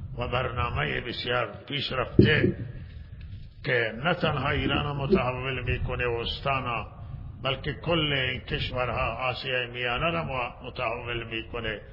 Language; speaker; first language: Persian; non-native, local second language; Baluchi